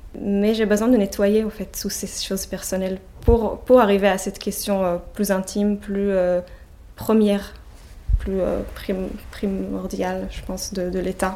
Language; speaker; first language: French; non-native, fluent; Hebrew